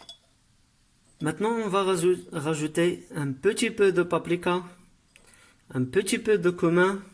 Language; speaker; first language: French; non-native, learner; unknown